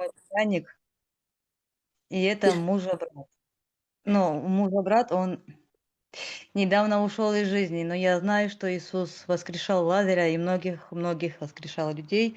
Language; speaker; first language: Russian; native; Russian